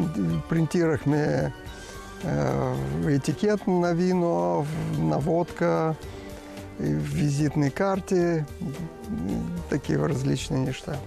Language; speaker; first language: Bulgarian; non-native, learner; Russian